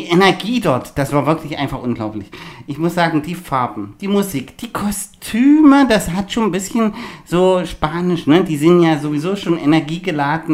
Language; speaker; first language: German; native; German